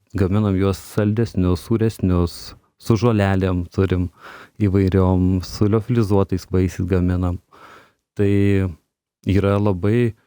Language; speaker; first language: Lithuanian; native; Lithuanian